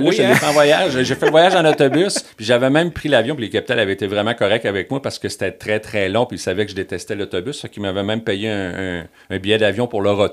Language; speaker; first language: French; native; French